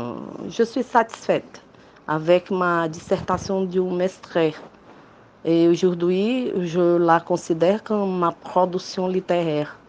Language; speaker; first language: French; non-native, learner; Portuguese